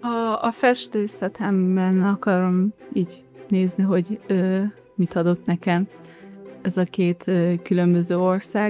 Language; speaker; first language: Hungarian; early bilingual, heritage; Hungarian